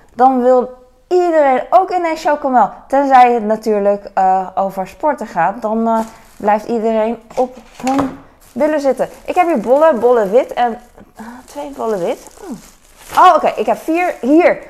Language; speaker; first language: Dutch; native; Dutch